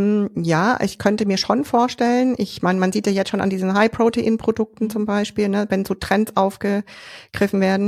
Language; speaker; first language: German; native; German